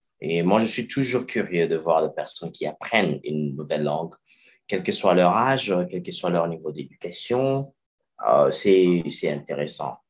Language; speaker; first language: French; non-native, fluent; English